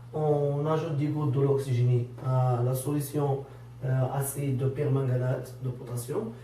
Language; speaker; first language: French; non-native, local second language; Arabic